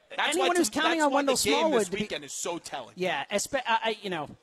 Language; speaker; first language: English; native; English